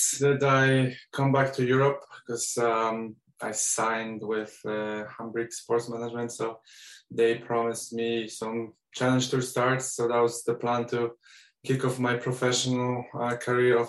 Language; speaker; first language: English; non-native, fluent; Polish